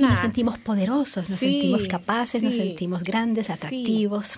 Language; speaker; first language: Spanish; native; Spanish